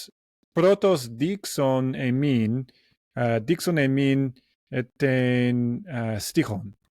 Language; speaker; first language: Greek; non-native, learner; English